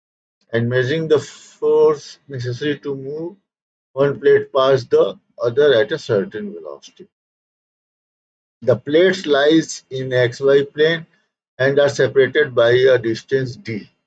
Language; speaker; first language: English; non-native, local second language; Hindi